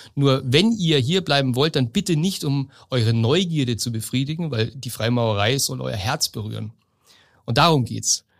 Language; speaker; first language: German; native; German